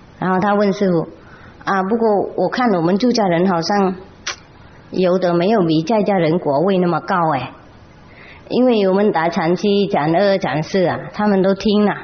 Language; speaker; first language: Chinese; non-native, fluent; Vietnamese